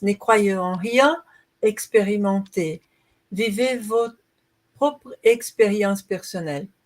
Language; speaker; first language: French; non-native, learner; Portuguese